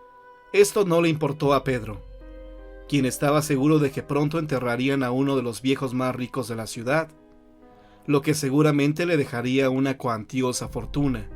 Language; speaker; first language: Spanish; native; Spanish